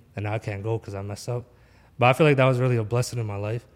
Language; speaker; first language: English; native; English